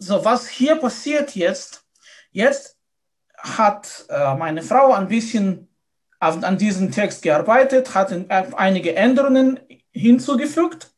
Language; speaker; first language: German; non-native, fluent; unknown